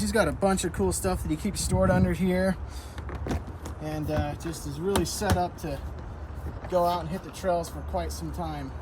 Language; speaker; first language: English; native; English